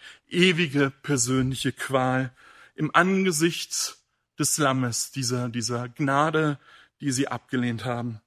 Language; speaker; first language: German; native; German